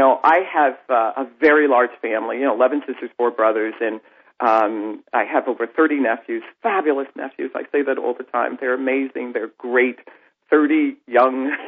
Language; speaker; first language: English; native; English